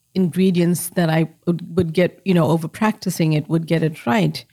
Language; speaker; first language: English; native; English